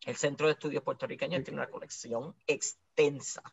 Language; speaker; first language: Spanish; native; Spanish